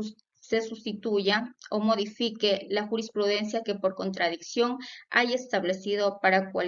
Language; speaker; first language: Spanish; native; Spanish